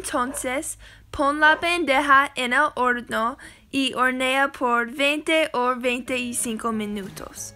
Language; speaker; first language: Spanish; non-native, learner; English